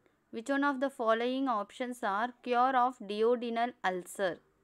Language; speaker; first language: English; non-native, local second language; Tamil